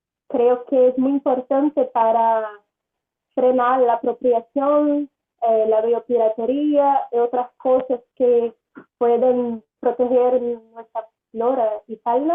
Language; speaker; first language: Spanish; non-native, learner; Portuguese